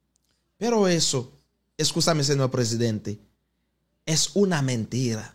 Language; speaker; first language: Spanish; non-native, fluent; Haitian Creole